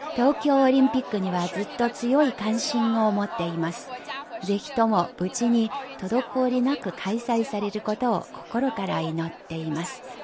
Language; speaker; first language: Japanese; non-native, fluent; Chinese